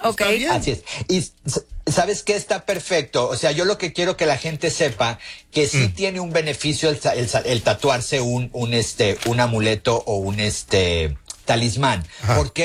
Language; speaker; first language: Spanish; native; Spanish